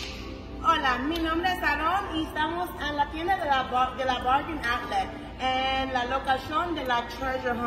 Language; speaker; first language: Spanish; early bilingual, heritage; English